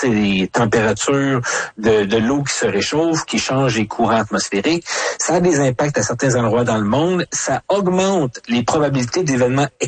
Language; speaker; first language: French; native; French